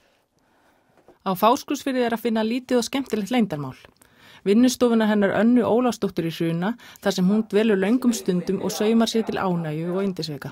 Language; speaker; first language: Icelandic; native; Icelandic